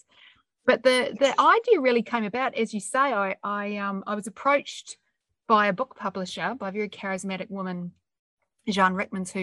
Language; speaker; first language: English; native; English